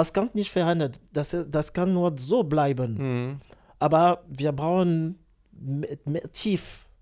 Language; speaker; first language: German; non-native, learner; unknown